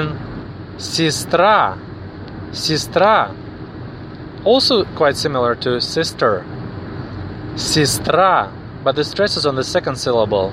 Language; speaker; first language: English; non-native, fluent; Russian